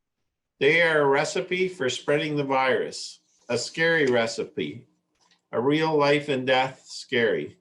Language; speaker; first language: English; native; English